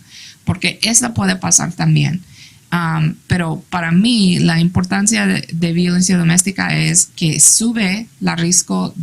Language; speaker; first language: Spanish; early bilingual, heritage; English